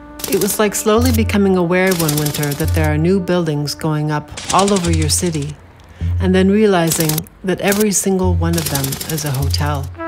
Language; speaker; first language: English; native; English